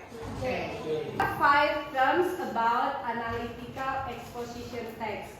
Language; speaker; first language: English; non-native, fluent; Indonesian